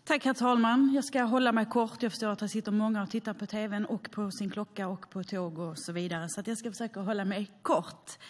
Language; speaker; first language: Swedish; native; Swedish